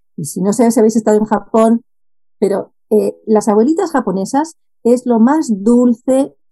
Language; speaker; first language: Spanish; native; Spanish